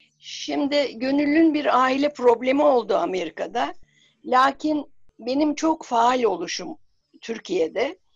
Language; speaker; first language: Turkish; native; Turkish